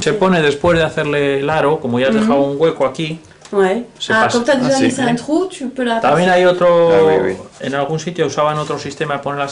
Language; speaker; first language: Spanish; native; Spanish